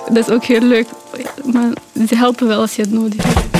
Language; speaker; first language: Dutch; non-native, fluent; Urdu